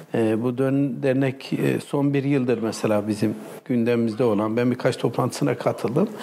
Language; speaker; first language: Turkish; native; Turkish